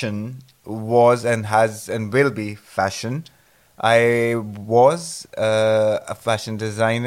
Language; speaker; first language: English; non-native, local second language; Punjabi